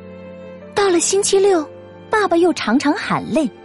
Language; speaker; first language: Chinese; native; Chinese